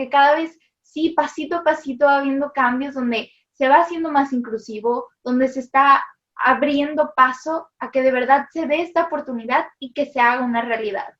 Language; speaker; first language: Spanish; native; Spanish